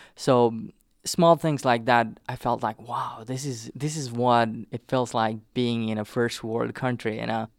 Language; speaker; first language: English; non-native, local second language; Nepali